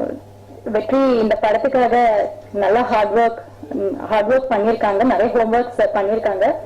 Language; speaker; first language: Tamil; non-native, fluent; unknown